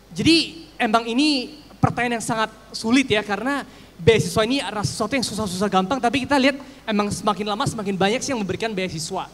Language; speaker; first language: Indonesian; native; Indonesian